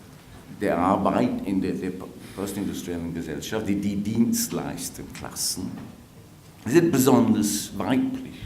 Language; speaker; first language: German; non-native, fluent; English